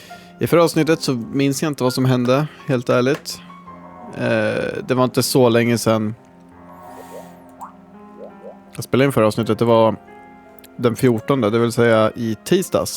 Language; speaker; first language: Swedish; native; Swedish